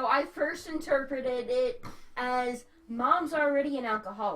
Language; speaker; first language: English; native; English